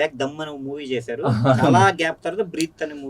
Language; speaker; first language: Telugu; native; Telugu